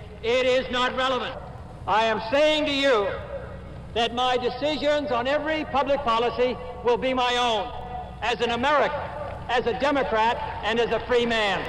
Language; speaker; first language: English; native; English